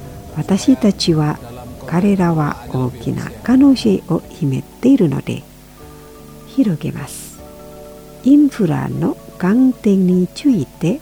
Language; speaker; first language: Japanese; non-native, fluent; Indonesian